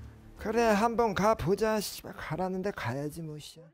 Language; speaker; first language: Korean; native; Korean